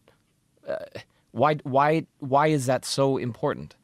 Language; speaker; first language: English; native; English